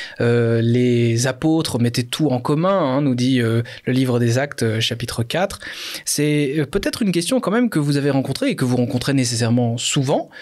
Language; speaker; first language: French; native; French